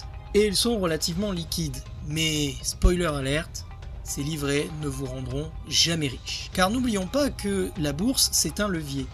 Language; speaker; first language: French; native; French